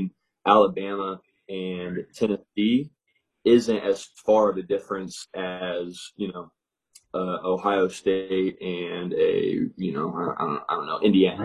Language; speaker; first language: English; native; English